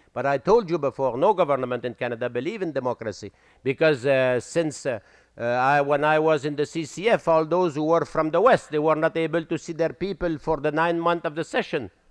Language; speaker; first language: English; non-native, fluent; French